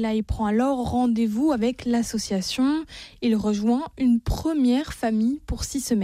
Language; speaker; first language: French; native; French